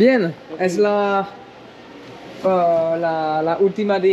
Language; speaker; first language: Spanish; non-native, learner; French